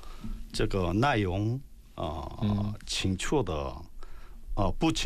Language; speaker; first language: Chinese; non-native, learner; Korean